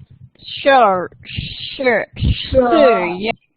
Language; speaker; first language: Chinese; non-native, learner; English